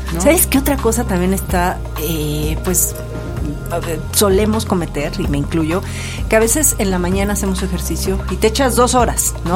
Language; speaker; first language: Spanish; native; Spanish